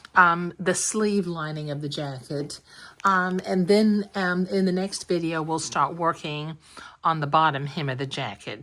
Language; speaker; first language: English; native; English